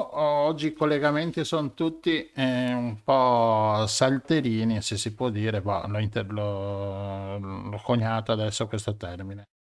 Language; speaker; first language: Italian; native; Italian